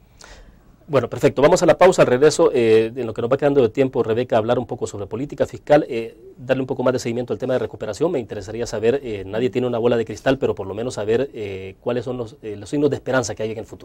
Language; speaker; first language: Spanish; native; Spanish